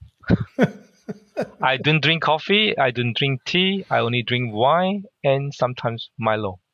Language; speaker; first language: English; non-native, local second language; Hakka Chinese